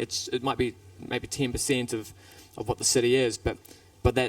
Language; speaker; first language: English; native; English